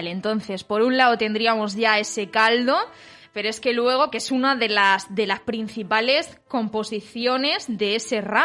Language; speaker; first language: Spanish; native; Spanish